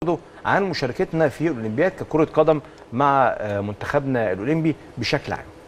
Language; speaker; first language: Arabic; native; Arabic